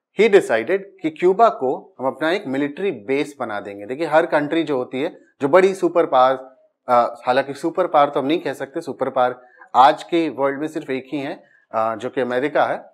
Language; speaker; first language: Hindi; native; Hindi